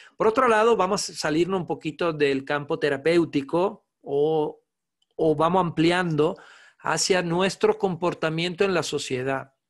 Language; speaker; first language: Spanish; non-native, fluent; Italian